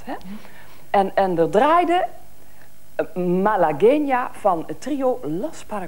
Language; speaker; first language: Dutch; native; Dutch